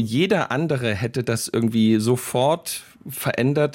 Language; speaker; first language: German; native; German